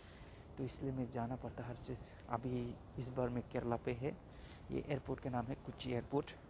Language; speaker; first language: Hindi; non-native, local second language; Kok Borok